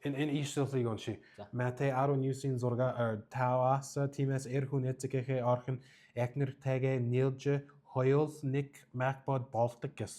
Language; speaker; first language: Mongolian; non-native, learner; English